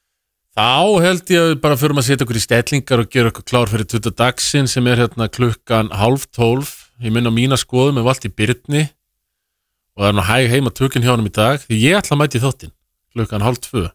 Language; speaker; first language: Icelandic; native; Icelandic